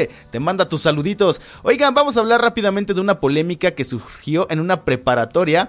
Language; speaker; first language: Spanish; native; Spanish